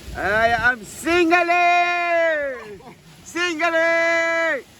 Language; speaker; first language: English; non-native, learner; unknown